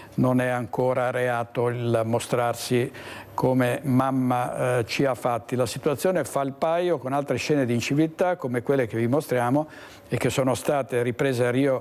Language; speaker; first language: Italian; native; Italian